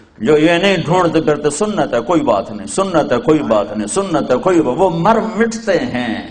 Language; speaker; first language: Urdu; non-native, local second language; Saraiki